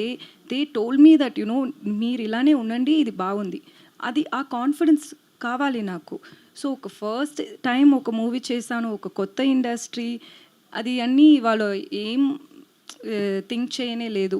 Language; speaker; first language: Telugu; non-native, learner; Tamil